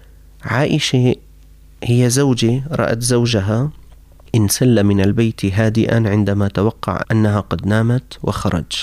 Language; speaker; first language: Arabic; native; Arabic